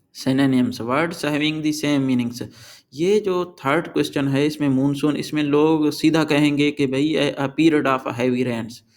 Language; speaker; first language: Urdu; non-native, local second language; Sindhi